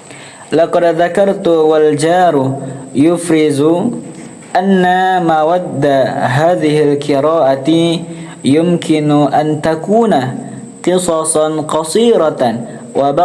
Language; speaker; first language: Arabic; non-native, learner; Indonesian